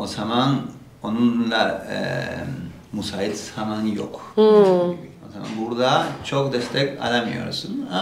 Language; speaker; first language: Turkish; non-native, learner; Spanish